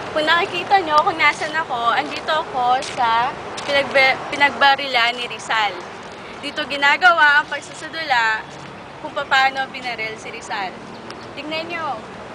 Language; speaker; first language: Filipino; native; Filipino